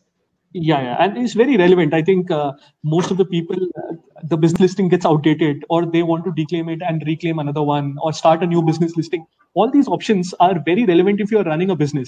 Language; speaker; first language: English; non-native, local second language; Hindi